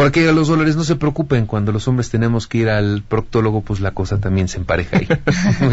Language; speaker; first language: Spanish; native; Spanish